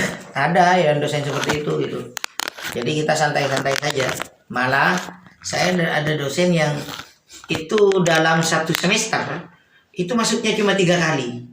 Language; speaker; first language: Indonesian; native; Indonesian